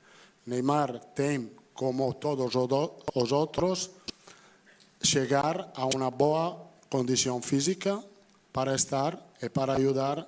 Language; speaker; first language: Portuguese; non-native, fluent; Italian